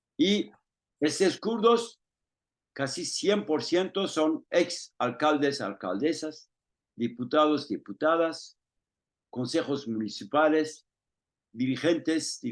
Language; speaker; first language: Spanish; non-native, fluent; Turkish